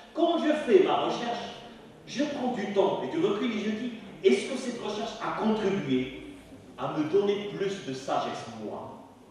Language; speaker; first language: French; non-native, local second language; Arabic